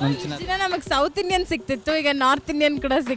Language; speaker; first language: Kannada; native; Kannada